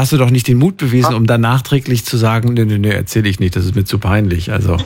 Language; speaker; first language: German; native; German